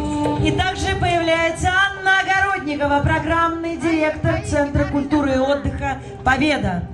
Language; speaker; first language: Russian; native; Russian